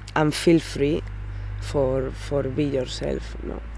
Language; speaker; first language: English; non-native, learner; Spanish